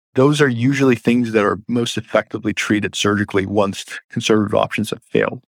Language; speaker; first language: English; early bilingual, other home language; Persian